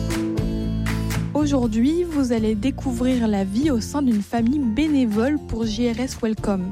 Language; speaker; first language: French; native; French